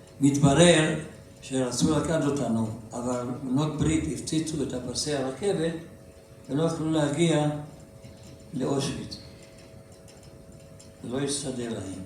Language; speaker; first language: Hebrew; non-native, fluent; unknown